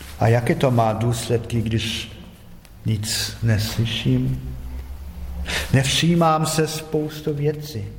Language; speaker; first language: Czech; non-native, fluent; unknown